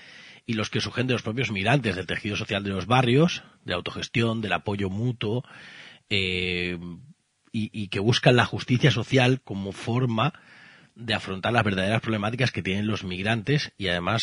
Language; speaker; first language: Spanish; native; Spanish